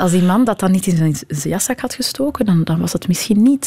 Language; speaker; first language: Dutch; native; Dutch